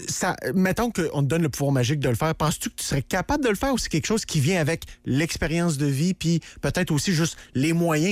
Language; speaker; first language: French; native; French